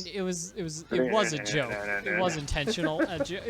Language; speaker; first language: English; native; English